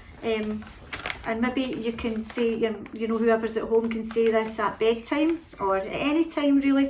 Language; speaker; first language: English; native; English